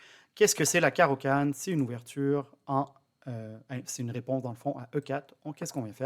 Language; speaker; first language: French; native; French